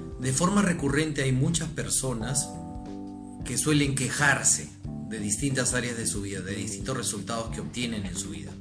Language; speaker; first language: Spanish; native; Spanish